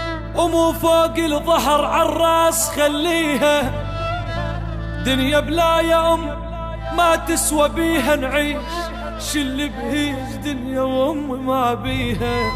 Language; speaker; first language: Arabic; native; Arabic